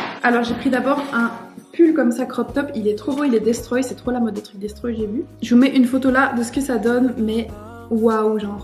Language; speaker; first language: French; native; French